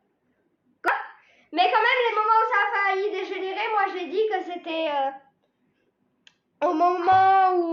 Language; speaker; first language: French; native; French